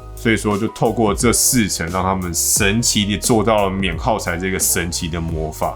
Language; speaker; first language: Chinese; native; Chinese